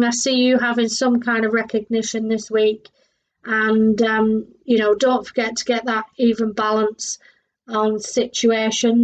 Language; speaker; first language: English; native; English